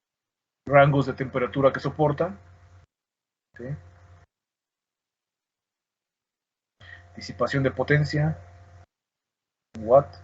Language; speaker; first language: Spanish; native; Spanish